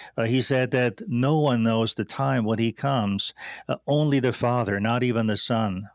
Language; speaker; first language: English; non-native, fluent; German